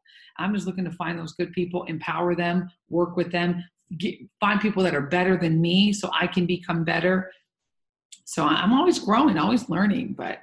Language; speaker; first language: English; native; English